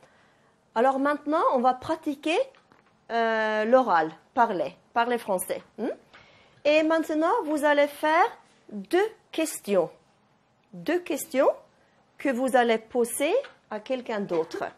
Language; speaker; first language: French; non-native, fluent; Norwegian